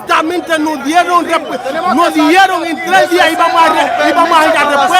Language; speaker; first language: Spanish; non-native, learner; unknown